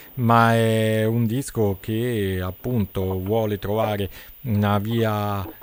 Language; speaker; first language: Italian; native; Italian